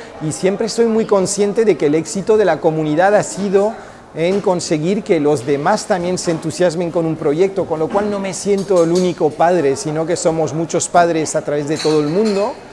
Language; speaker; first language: Spanish; early bilingual, heritage; Spanish